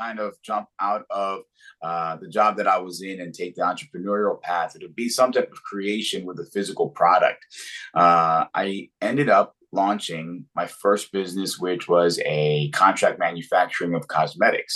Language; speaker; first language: English; native; English